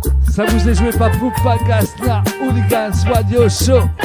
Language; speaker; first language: French; native; French